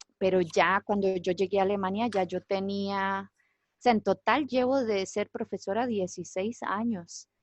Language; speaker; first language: Spanish; native; Spanish